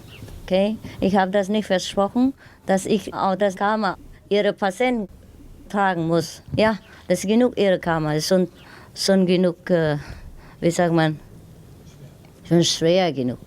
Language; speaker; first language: German; non-native, fluent; Vietnamese